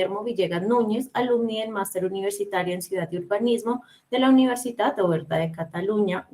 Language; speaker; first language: Spanish; native; Spanish